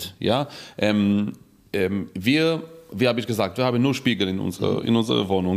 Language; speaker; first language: German; non-native, fluent; Hebrew